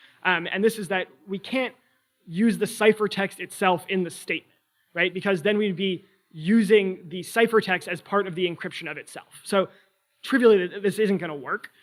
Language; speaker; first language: English; native; English